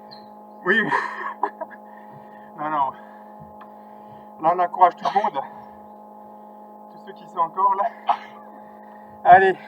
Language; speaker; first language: French; native; French